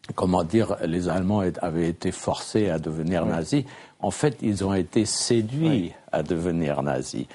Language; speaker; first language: French; non-native, fluent; German